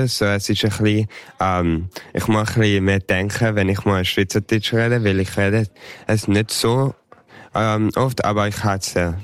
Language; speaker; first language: German; early bilingual, heritage; English